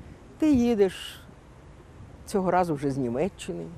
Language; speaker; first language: Ukrainian; native; Ukrainian